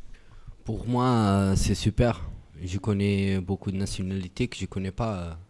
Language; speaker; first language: French; non-native, learner; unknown